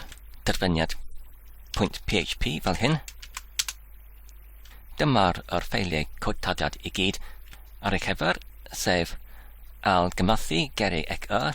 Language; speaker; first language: Welsh; non-native, learner; Polish